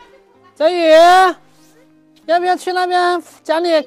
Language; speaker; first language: Indonesian; non-native, learner; Chinese